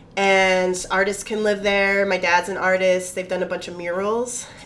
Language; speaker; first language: English; native; English